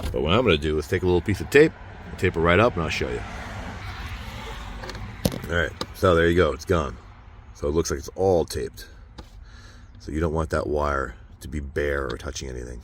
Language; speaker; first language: English; native; English